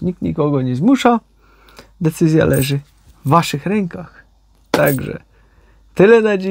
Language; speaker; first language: Polish; native; Polish